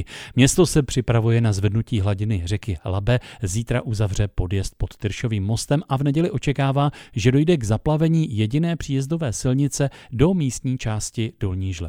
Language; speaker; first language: Czech; native; Czech